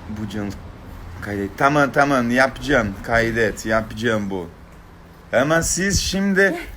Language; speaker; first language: Turkish; non-native, learner; Portuguese